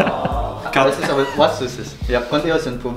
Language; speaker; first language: German; non-native, learner; Indonesian